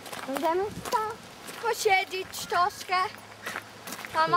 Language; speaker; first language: Polish; early bilingual, heritage; Polish